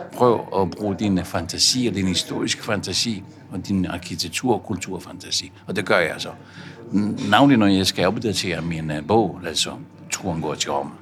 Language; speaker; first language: Danish; non-native, fluent; Italian